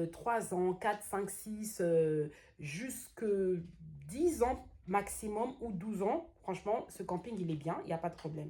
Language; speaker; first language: French; native; French